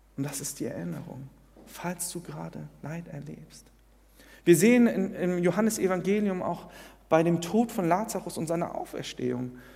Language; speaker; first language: German; early bilingual, other home language; Korean